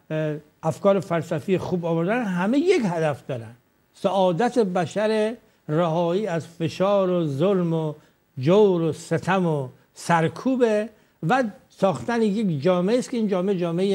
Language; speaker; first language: Persian; native; Persian